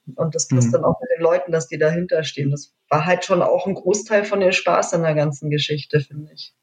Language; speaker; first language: German; native; German